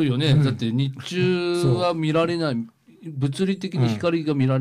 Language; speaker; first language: Japanese; native; Japanese